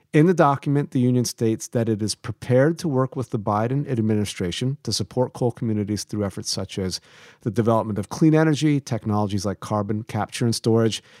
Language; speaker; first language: English; native; English